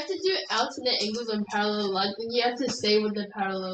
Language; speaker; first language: English; native; English